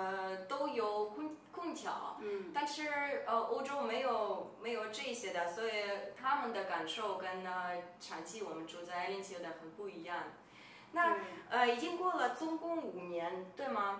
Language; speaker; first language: Chinese; non-native, fluent; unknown